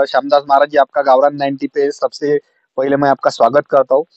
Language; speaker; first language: Hindi; non-native, local second language; Marathi